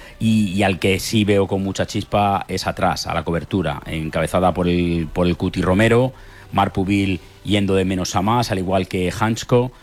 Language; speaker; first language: Spanish; native; Spanish